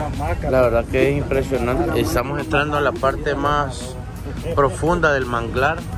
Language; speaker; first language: Spanish; native; Spanish